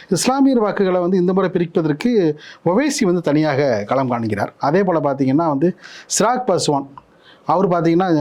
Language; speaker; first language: Tamil; native; Tamil